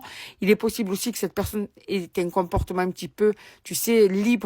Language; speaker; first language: French; native; French